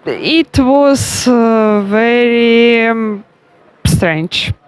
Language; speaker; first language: English; non-native, learner; Russian